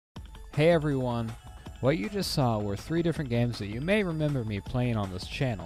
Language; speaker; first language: English; native; English